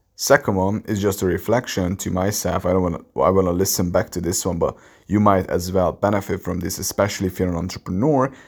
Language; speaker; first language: English; non-native, fluent; Hungarian